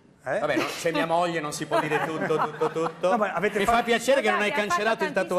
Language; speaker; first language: Italian; native; Italian